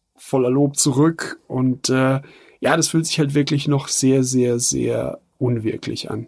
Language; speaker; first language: German; non-native, fluent; Bosnian